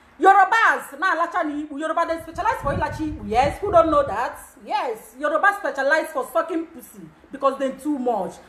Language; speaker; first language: Nigerian Pidgin; non-native, local second language; Igbo